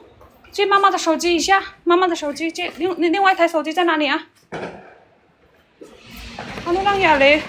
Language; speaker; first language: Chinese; non-native, fluent; Filipino